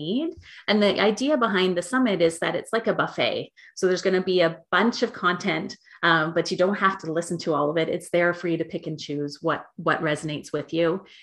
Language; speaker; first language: English; native; English